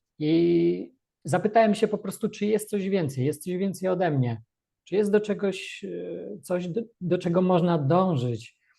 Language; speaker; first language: Polish; early bilingual, other home language; Russian